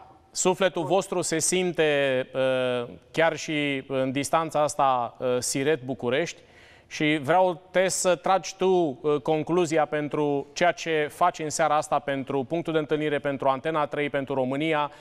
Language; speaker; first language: Romanian; native; Romanian